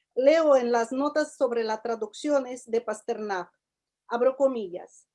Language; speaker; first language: Spanish; non-native, fluent; Russian